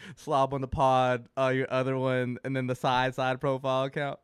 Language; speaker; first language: English; native; English